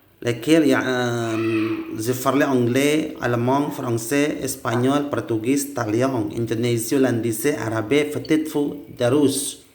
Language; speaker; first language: French; non-native, learner; Indonesian